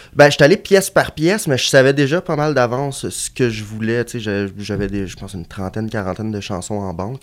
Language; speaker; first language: French; native; French